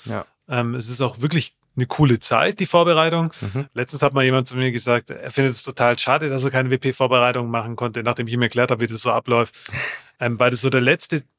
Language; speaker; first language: German; native; German